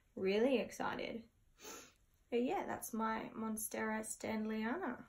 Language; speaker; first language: English; native; English